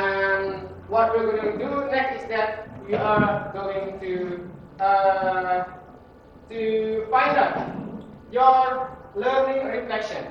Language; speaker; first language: English; non-native, fluent; Indonesian